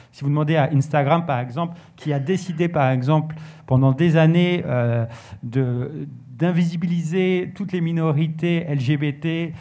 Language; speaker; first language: French; native; French